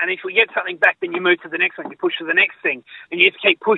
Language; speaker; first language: English; native; English